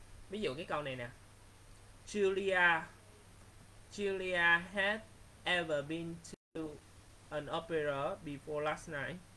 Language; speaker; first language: English; non-native, fluent; Vietnamese